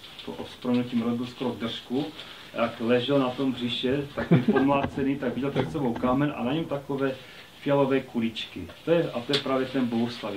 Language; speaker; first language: Czech; native; Czech